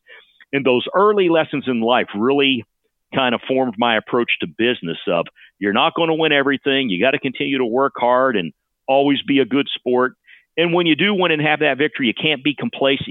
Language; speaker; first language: English; native; English